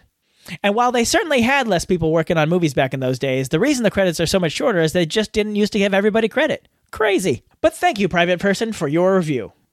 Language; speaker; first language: English; native; English